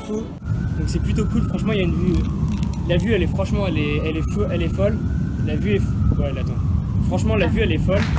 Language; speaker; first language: French; native; French